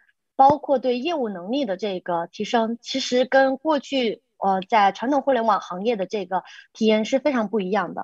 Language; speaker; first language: Chinese; native; Chinese